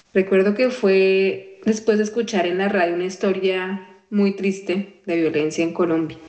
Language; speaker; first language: Spanish; native; Spanish